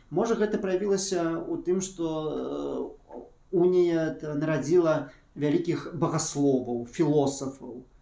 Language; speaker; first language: Belarusian; native; Belarusian